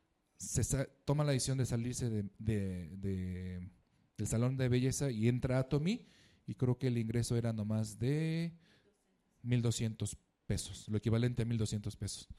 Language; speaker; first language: Spanish; native; Spanish